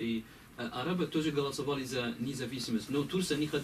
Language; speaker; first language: Russian; non-native, learner; Kurdish